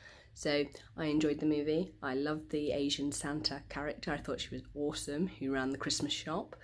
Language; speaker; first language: English; native; English